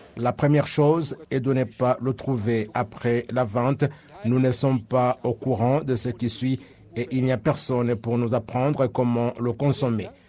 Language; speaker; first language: French; non-native, local second language; Kinyarwanda